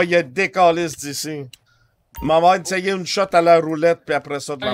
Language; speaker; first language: French; native; French